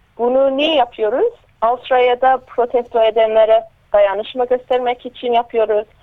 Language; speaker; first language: Turkish; early bilingual, heritage; Turkish